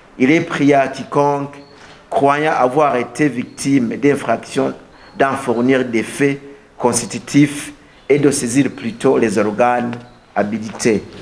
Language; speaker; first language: French; non-native, local second language; Rundi